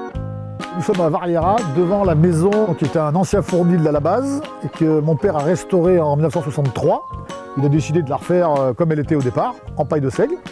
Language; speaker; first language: French; native; French